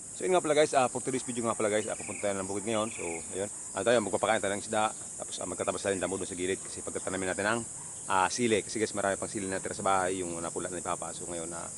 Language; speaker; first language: Filipino; non-native, local second language; Bikol